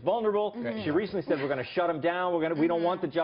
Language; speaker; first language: English; native; English